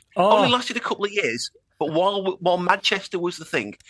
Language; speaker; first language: English; native; English